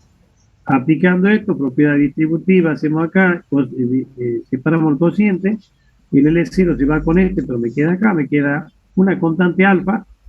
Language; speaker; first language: Spanish; native; Spanish